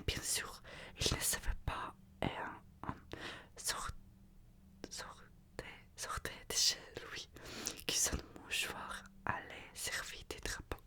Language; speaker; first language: French; non-native, learner; Russian